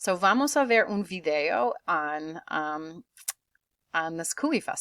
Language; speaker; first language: Spanish; non-native, learner; English